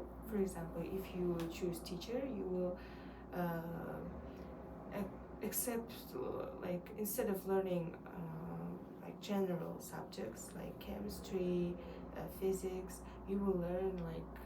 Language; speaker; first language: English; non-native, learner; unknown